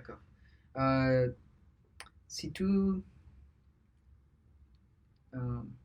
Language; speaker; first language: French; non-native, learner; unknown